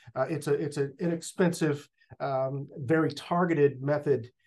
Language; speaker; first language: English; native; English